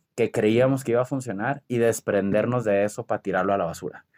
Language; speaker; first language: Spanish; native; Spanish